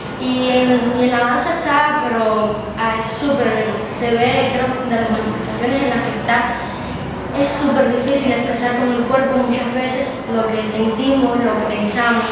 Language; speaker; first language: Spanish; native; Spanish